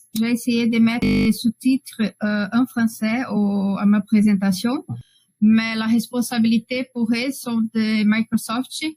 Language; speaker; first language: French; non-native, learner; Portuguese